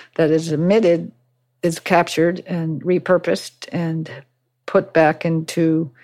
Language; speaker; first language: English; native; English